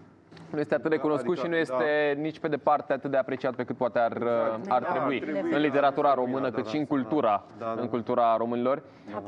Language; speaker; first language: Romanian; native; Romanian